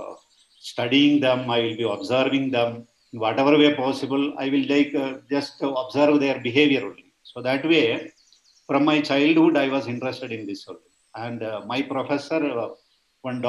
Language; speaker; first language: English; non-native, local second language; Malayalam